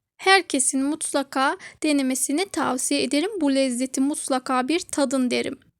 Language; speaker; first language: Turkish; native; Turkish